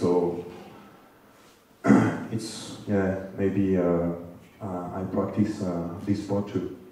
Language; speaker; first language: English; non-native, fluent; French